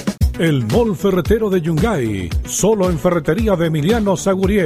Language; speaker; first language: Spanish; native; Spanish